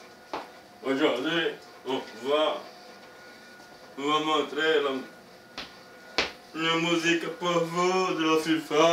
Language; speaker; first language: French; non-native, learner; Portuguese